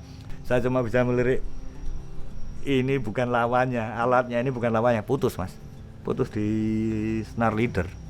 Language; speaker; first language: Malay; non-native, local second language; Javanese